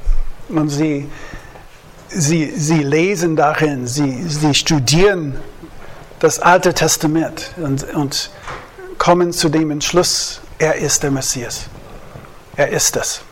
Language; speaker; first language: German; non-native, fluent; English